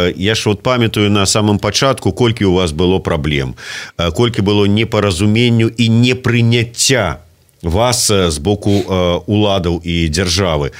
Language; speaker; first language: Belarusian; native; Belarusian